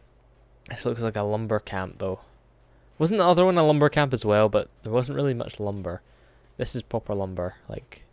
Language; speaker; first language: English; native; English